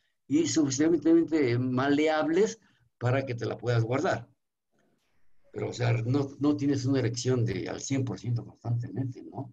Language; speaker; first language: Spanish; native; Spanish